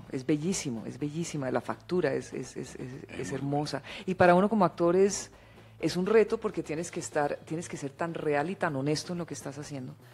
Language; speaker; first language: Spanish; early bilingual, other home language; English